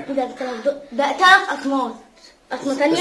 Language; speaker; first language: Arabic; native; Arabic